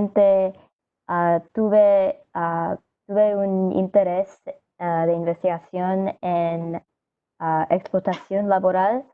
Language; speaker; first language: Spanish; non-native, learner; English